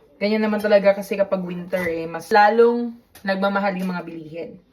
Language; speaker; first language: Filipino; non-native, local second language; Cebuano